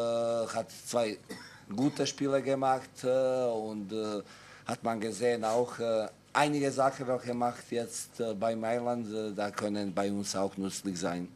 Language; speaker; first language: German; non-native, fluent; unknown